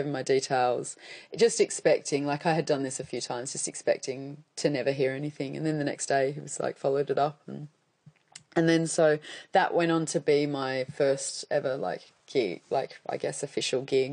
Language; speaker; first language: English; native; English